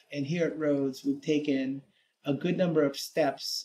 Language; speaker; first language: English; native; English